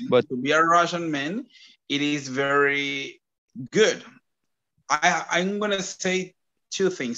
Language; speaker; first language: English; non-native, fluent; Spanish